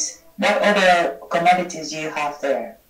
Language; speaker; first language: English; non-native, fluent; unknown